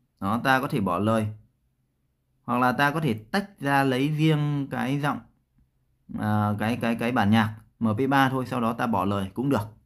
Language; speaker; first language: Vietnamese; native; Vietnamese